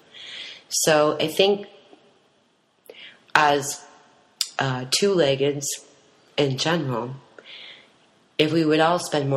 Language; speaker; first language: English; native; English